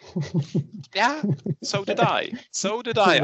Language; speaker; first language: English; non-native, fluent; Polish